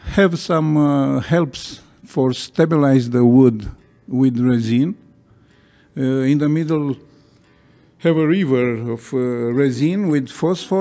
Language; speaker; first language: English; non-native, learner; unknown